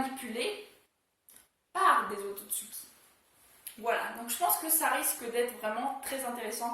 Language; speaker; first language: French; native; French